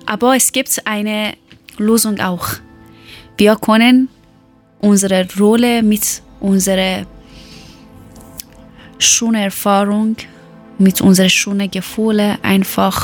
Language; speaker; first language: German; non-native, learner; Persian